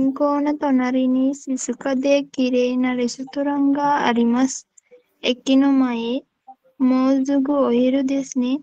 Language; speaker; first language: Japanese; non-native, learner; Sinhala